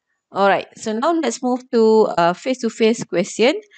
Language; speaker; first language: English; non-native, local second language; Malay